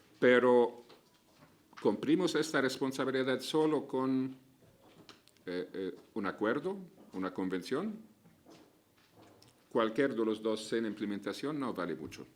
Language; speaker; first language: Spanish; non-native, fluent; Arabic